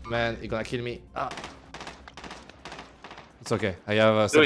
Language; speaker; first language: English; non-native, learner; French